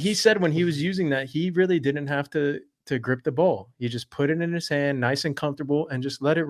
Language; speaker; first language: English; native; English